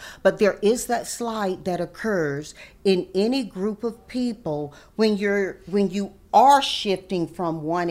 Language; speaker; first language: English; native; English